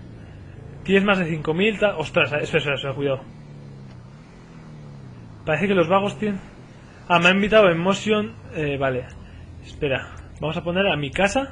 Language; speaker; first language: Spanish; native; Spanish